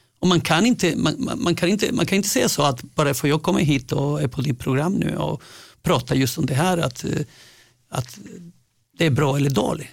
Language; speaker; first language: Swedish; non-native, fluent; Spanish